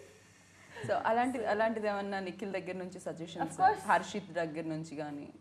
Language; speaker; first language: Telugu; native; Telugu